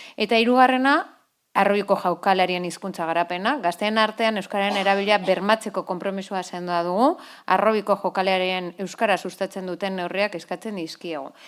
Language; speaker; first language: Basque; non-native, local second language; Spanish